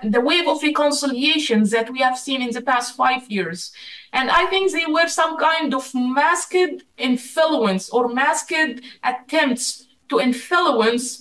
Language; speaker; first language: English; non-native, fluent; Arabic